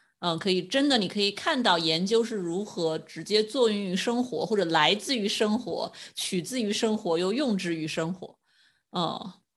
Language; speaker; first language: Chinese; native; Chinese